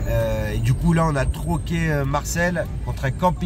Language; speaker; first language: French; native; French